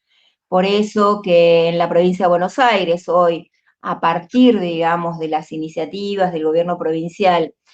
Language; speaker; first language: Spanish; native; Spanish